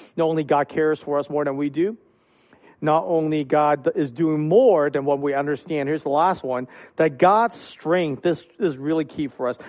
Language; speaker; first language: English; non-native, local second language; Cantonese